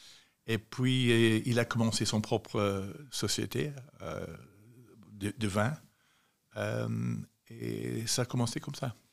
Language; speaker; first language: French; non-native, fluent; English